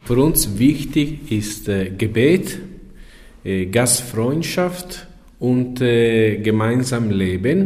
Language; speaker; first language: German; non-native, fluent; Italian